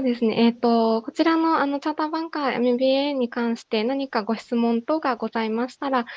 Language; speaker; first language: Japanese; native; Japanese